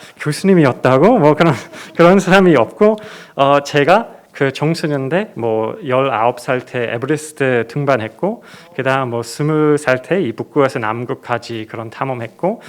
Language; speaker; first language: Korean; non-native, fluent; English